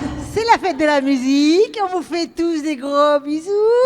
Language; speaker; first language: French; native; French